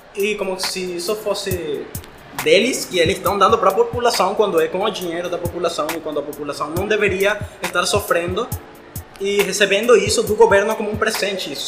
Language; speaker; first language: Portuguese; non-native, fluent; Spanish